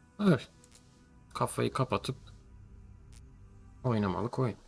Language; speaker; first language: Turkish; native; Turkish